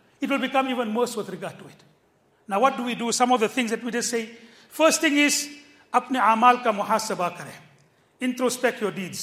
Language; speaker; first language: English; early bilingual, other home language; Urdu